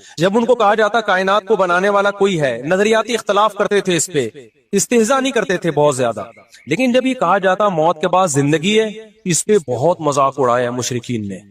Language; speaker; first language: Urdu; native; Urdu